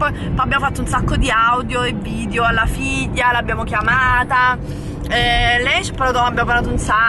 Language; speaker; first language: Italian; native; Italian